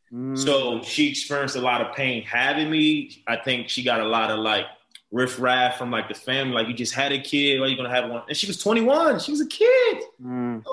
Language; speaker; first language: English; native; English